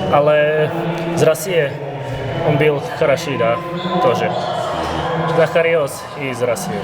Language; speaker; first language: Russian; non-native, learner; Slovak